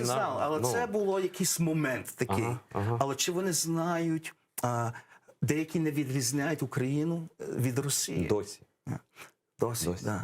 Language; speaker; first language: Ukrainian; early bilingual, heritage; English